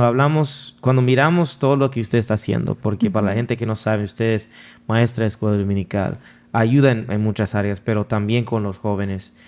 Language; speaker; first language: Spanish; non-native, fluent; English